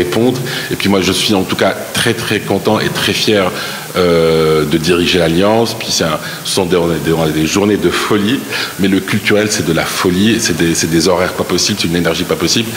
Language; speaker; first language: French; non-native, local second language; Arabic